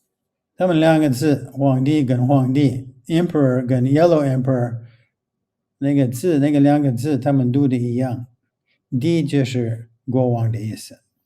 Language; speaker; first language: Chinese; non-native, fluent; English